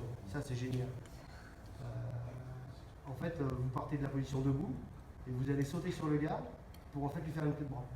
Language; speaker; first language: French; native; French